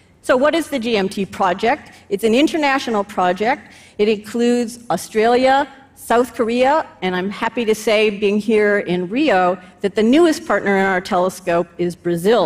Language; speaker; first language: English; native; English